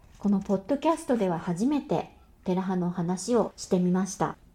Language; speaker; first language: Japanese; native; Japanese